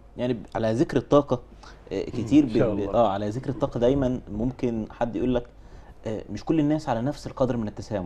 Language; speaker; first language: Arabic; native; Arabic